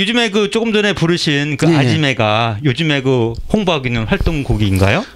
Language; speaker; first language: Korean; native; Korean